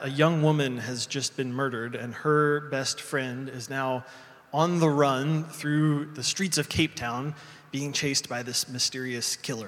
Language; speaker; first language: English; native; English